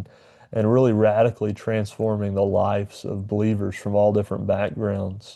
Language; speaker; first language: English; native; English